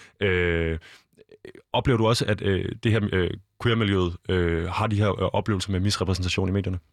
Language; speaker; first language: Danish; native; Danish